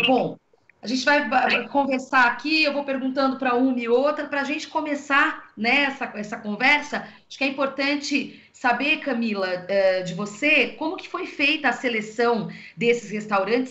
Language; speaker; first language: Portuguese; native; Portuguese